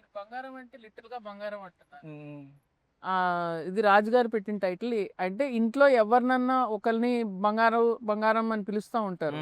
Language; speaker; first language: Telugu; native; Telugu